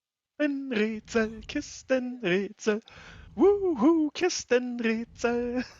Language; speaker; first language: German; native; German